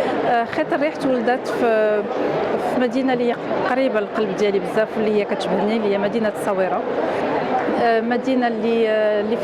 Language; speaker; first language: Arabic; native; Arabic